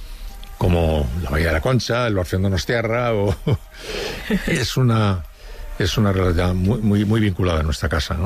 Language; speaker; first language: Spanish; native; Spanish